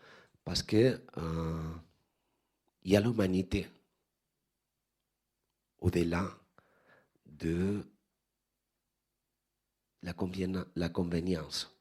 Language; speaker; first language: French; non-native, fluent; Spanish